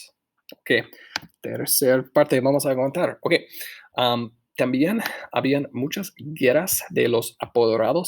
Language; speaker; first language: Spanish; non-native, fluent; English